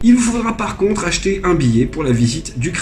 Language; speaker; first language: French; native; French